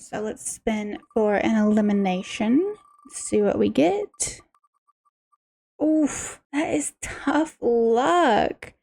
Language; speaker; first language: English; native; English